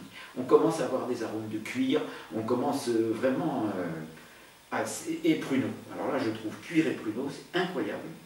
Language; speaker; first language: French; native; French